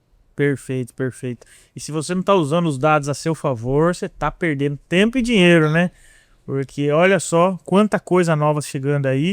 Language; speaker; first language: Portuguese; native; Portuguese